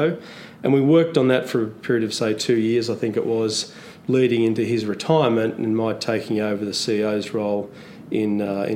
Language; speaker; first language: English; native; English